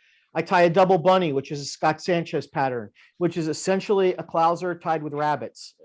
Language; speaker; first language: English; native; English